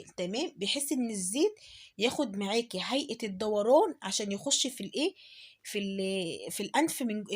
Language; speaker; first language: Arabic; native; Arabic